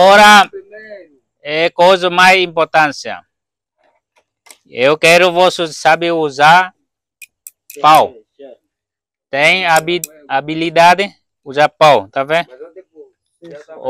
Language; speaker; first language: Portuguese; non-native, learner; Vietnamese